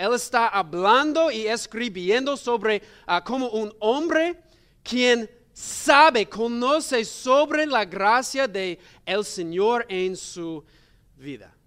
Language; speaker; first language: Spanish; non-native, learner; English